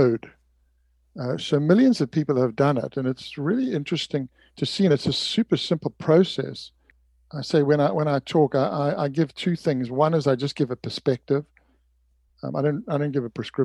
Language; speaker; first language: English; native; English